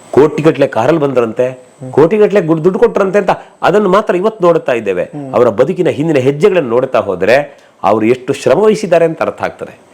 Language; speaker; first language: Kannada; native; Kannada